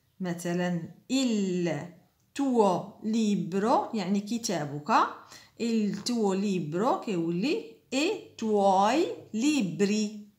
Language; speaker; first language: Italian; non-native, fluent; Arabic